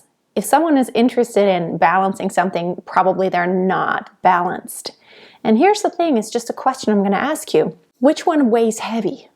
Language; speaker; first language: English; non-native, fluent; German